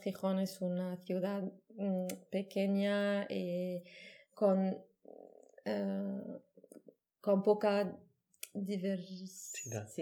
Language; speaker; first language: Spanish; non-native, learner; Arabic